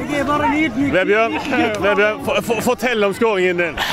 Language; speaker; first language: Norwegian; native; Norwegian